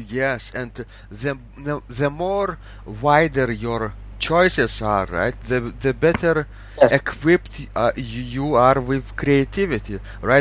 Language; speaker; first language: English; non-native, fluent; Lithuanian